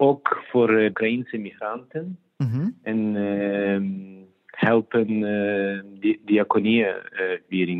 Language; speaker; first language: Dutch; non-native, fluent; Ukrainian